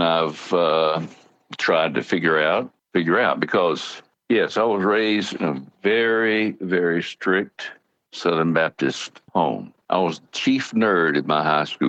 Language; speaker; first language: English; native; English